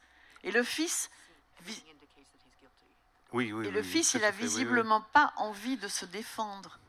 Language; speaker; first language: French; native; French